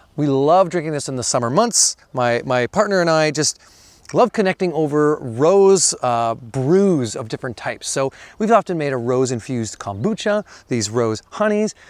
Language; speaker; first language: English; native; English